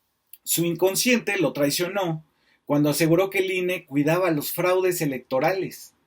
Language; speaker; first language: Spanish; native; Spanish